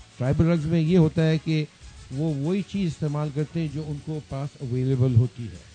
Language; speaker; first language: Urdu; native; Urdu